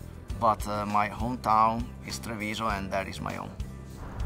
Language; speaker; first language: English; non-native, fluent; Italian